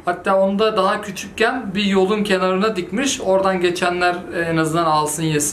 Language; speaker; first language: Turkish; native; Turkish